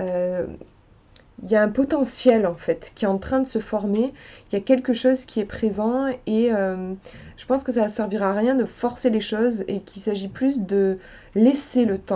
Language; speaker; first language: French; native; French